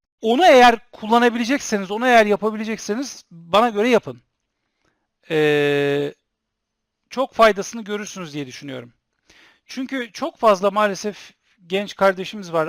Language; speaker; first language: Turkish; native; Turkish